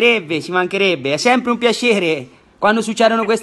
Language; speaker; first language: Italian; native; Italian